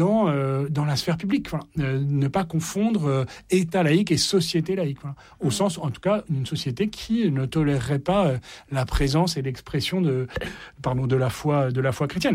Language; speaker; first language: French; native; French